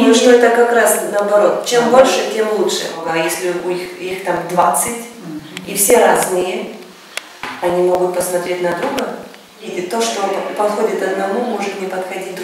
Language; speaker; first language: Russian; non-native, local second language; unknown